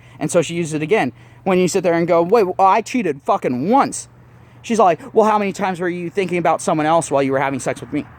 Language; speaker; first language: English; native; English